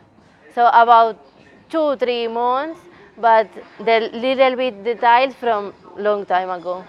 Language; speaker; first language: English; non-native, learner; Spanish